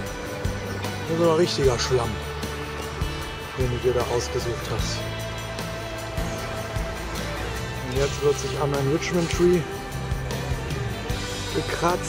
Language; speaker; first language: German; native; German